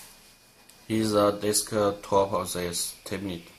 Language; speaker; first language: English; non-native, learner; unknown